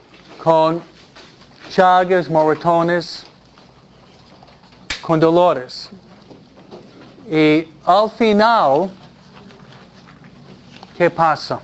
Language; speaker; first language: Spanish; non-native, fluent; English